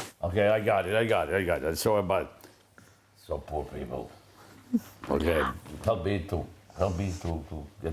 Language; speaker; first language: English; non-native, learner; Albanian